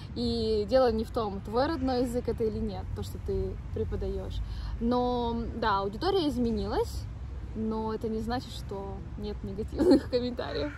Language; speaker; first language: Russian; native; Russian